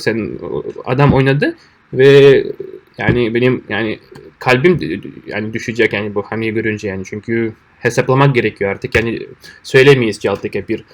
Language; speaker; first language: Turkish; non-native, fluent; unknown